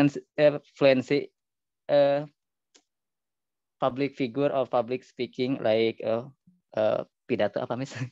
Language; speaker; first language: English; non-native, learner; Indonesian